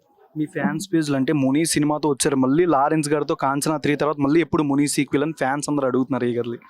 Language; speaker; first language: Telugu; native; Telugu